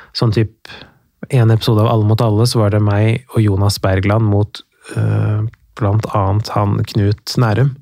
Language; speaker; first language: Norwegian; early bilingual, other home language; Persian